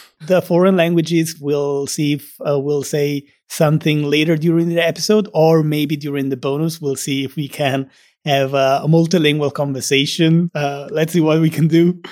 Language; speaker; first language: English; non-native, fluent; Italian